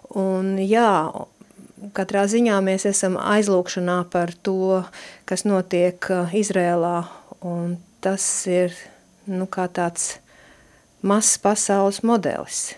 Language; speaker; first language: Latvian; native; Latvian